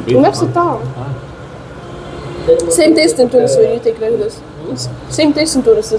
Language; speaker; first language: English; non-native, local second language; Arabic